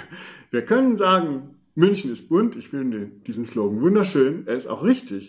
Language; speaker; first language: German; native; German